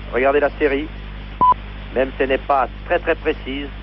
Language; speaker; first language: French; native; French